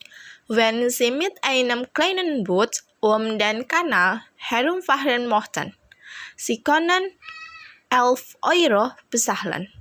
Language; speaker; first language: German; non-native, learner; Indonesian